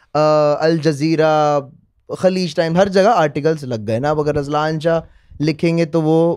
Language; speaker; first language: Urdu; native; Urdu